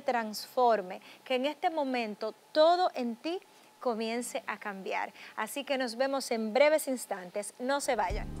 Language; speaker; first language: Spanish; native; Spanish